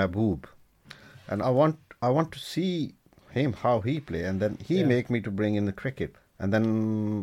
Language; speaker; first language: English; non-native, local second language; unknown